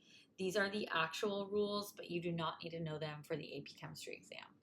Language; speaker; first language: English; native; English